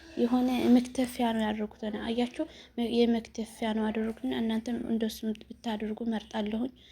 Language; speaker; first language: Amharic; non-native, local second language; Tigrinya